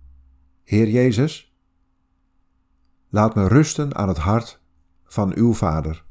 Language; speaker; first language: Dutch; native; Dutch